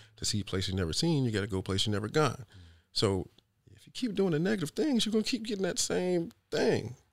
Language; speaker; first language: English; native; English